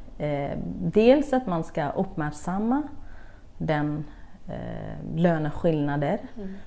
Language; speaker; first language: Swedish; non-native, fluent; Kurdish